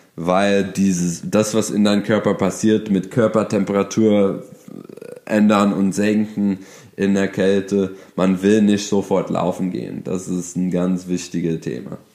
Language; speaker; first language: German; non-native, fluent; English